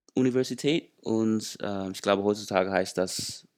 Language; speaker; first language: German; non-native, fluent; English